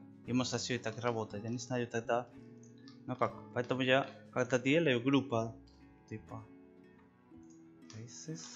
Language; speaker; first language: Russian; non-native, learner; Spanish